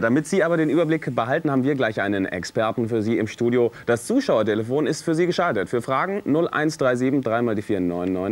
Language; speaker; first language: German; native; German